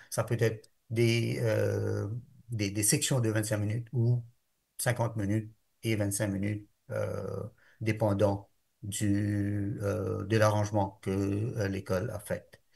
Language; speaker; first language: French; non-native, local second language; Morisyen